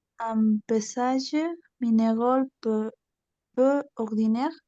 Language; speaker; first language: French; non-native, learner; Spanish